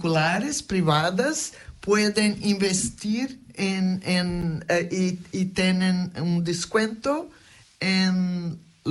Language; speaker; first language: Spanish; non-native, fluent; Portuguese